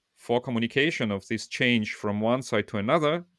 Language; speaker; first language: English; non-native, fluent; Russian